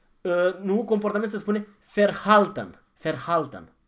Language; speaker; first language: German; non-native, fluent; Romanian